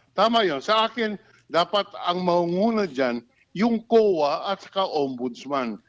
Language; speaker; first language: Filipino; non-native, local second language; Hiligaynon